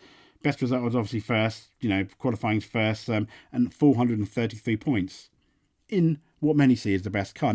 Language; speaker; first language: English; native; English